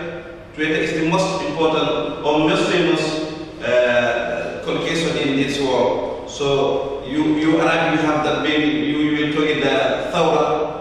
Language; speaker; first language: English; non-native, learner; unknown